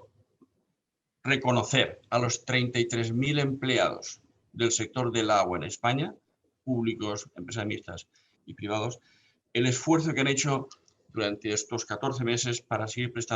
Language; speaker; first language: Spanish; native; Spanish